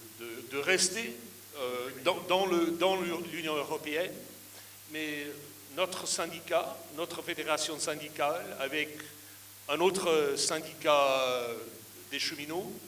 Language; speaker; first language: French; non-native, fluent; English